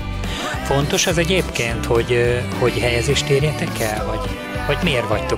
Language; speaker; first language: Hungarian; native; Hungarian